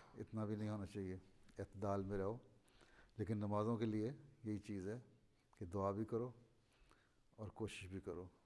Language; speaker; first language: Urdu; native; Urdu